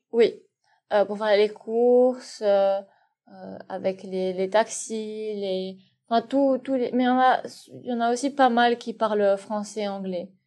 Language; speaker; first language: French; non-native, local second language; Arabic